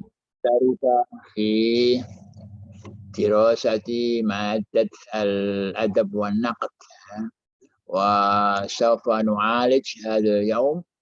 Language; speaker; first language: Arabic; non-native, fluent; Indonesian